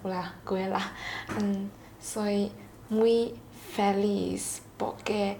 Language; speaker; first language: Spanish; non-native, learner; Chinese